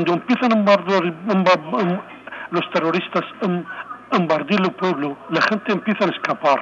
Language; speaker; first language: Spanish; non-native, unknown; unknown